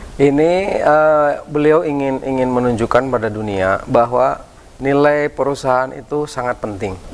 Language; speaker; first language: Indonesian; native; Indonesian